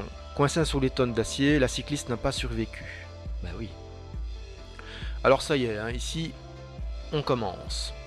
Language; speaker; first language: French; native; French